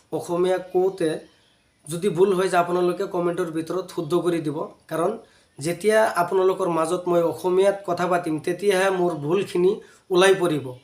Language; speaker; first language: Assamese; non-native, local second language; Bangla